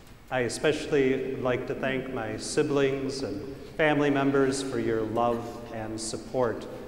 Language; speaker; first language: English; native; English